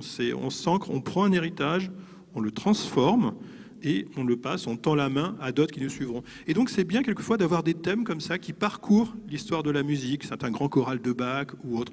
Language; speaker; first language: French; native; French